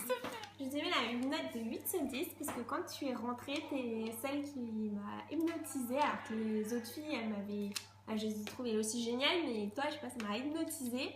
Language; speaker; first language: French; native; French